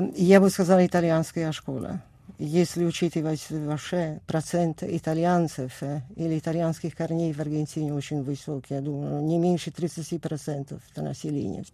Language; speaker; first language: Russian; non-native, fluent; Italian